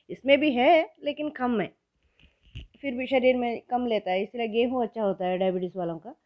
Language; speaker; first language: Hindi; non-native, local second language; Kannada